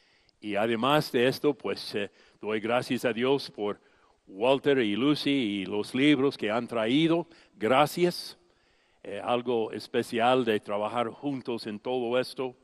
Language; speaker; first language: Spanish; non-native, fluent; English